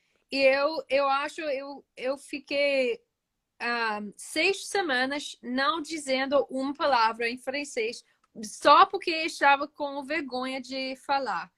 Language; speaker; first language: Portuguese; non-native, learner; English